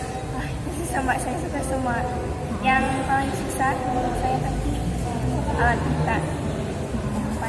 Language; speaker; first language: Indonesian; early bilingual, heritage; Indonesian